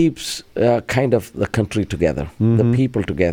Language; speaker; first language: English; non-native, local second language; Malayalam